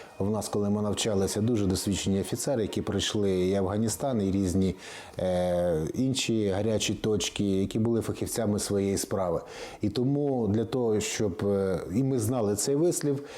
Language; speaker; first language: Ukrainian; native; Ukrainian